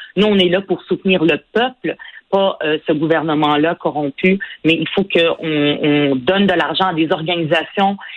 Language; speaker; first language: French; non-native, local second language; Arabic